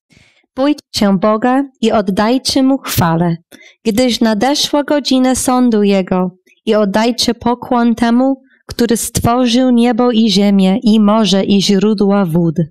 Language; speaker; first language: Polish; non-native, fluent; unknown